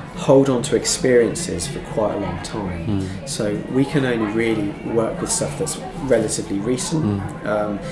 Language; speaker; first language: English; native; English